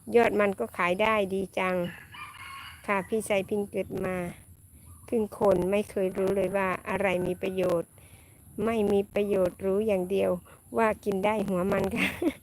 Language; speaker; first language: Thai; native; Thai